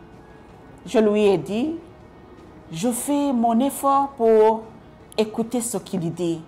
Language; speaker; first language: French; non-native, local second language; Kinyarwanda